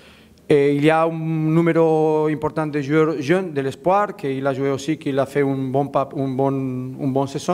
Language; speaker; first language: French; non-native, learner; Spanish